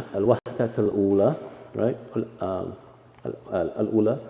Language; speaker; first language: Arabic; non-native, learner; English